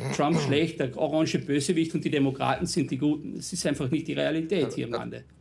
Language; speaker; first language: German; non-native, fluent; English